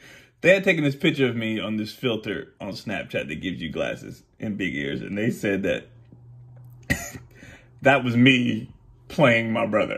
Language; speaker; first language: English; native; English